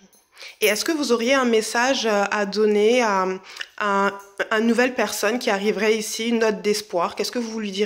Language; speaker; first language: French; native; French